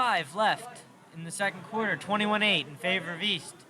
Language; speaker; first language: English; native; English